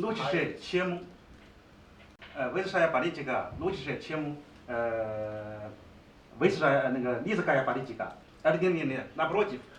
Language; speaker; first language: Russian; non-native, learner; Chinese